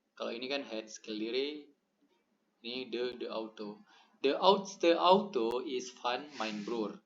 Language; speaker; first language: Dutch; non-native, learner; Indonesian